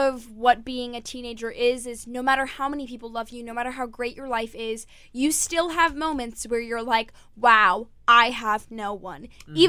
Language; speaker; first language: English; native; English